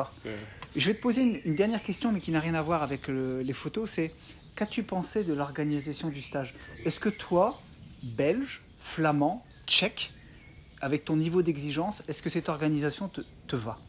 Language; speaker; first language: French; native; French